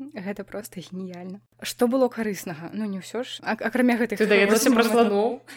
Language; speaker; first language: Belarusian; non-native, local second language; Russian